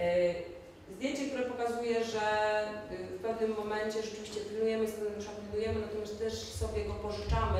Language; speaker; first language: Polish; native; Polish